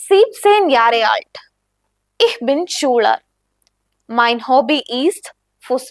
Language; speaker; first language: German; non-native, fluent; Malayalam